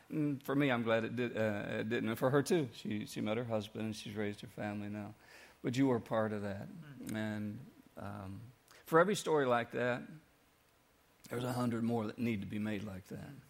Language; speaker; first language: English; native; English